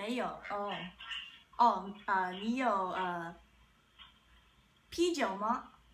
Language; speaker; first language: Chinese; non-native, learner; English